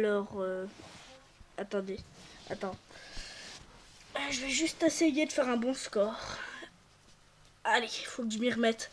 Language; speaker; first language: French; native; French